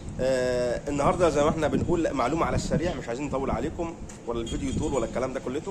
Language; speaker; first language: Arabic; native; Arabic